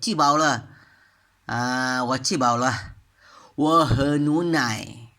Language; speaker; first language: Chinese; non-native, learner; Malay